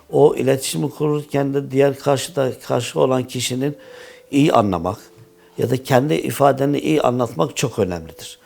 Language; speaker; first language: Turkish; early bilingual, heritage; Turkish